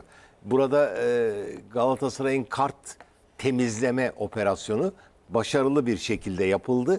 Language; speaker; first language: Turkish; native; Turkish